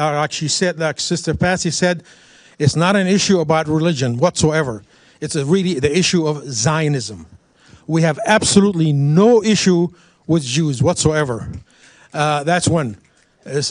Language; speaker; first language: English; non-native, fluent; Arabic